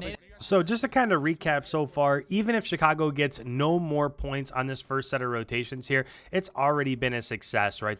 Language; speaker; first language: English; native; English